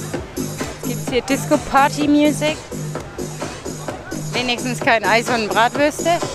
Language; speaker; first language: German; native; German